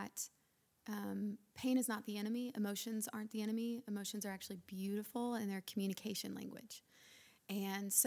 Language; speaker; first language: English; native; English